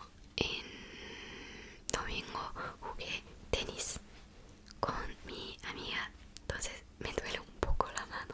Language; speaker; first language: Spanish; non-native, fluent; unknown